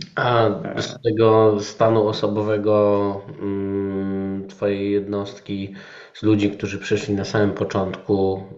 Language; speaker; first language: Polish; native; Polish